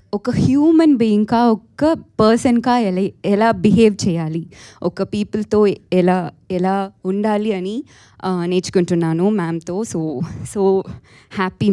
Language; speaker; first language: Telugu; non-native, local second language; Tamil